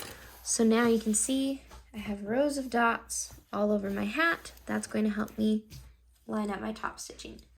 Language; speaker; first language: English; native; English